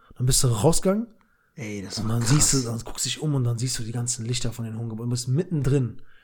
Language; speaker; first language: German; early bilingual, other home language; Albanian